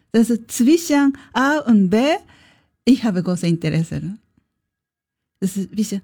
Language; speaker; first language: German; non-native, learner; Japanese